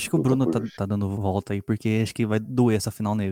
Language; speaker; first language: Portuguese; native; Portuguese